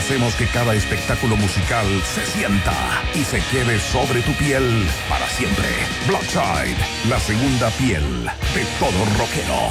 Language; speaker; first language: Spanish; native; Spanish